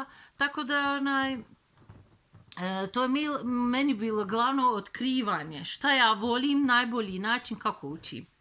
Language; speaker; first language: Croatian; non-native, fluent; Turkish